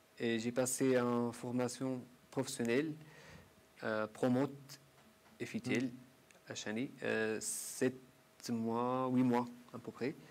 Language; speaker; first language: French; non-native, learner; Arabic